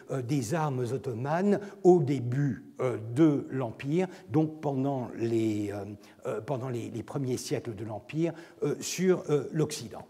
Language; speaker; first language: French; non-native, fluent; Turkish